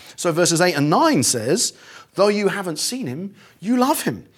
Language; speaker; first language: English; native; English